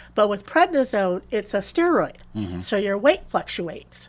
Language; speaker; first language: English; native; English